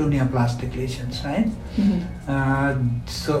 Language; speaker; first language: English; non-native, local second language; Sinhala